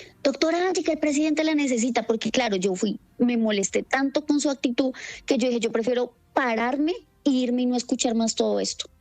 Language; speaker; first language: Spanish; native; Spanish